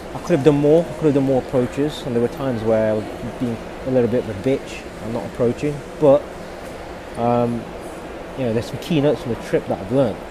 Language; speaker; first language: English; native; English